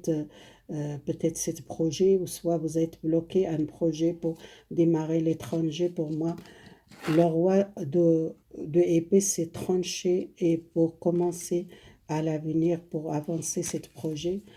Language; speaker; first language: French; non-native, fluent; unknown